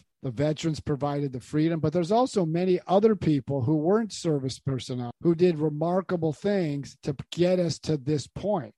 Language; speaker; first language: English; native; English